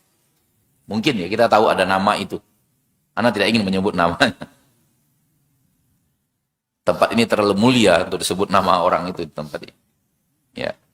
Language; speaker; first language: Indonesian; native; Indonesian